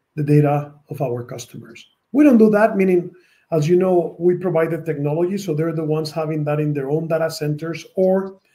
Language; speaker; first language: English; non-native, fluent; Spanish